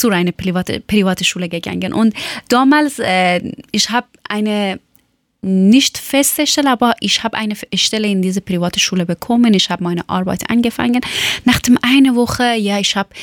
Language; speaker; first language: German; non-native, learner; Persian